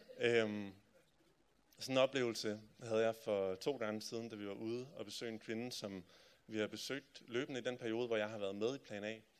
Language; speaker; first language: Danish; native; Danish